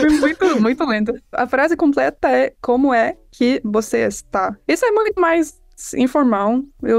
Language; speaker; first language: Portuguese; non-native, fluent; English